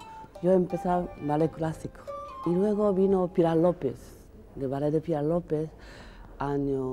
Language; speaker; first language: Spanish; non-native, learner; Japanese